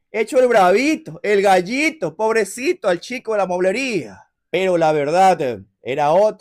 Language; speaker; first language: Spanish; native; Spanish